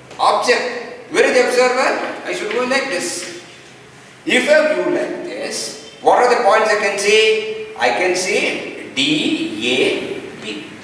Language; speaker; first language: English; non-native, local second language; Kannada